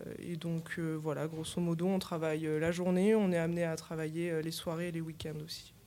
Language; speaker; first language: French; native; French